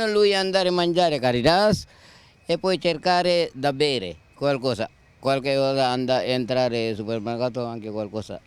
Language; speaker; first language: Italian; non-native, learner; Sinhala